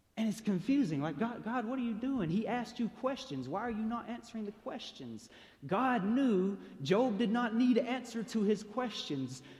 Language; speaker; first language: English; native; English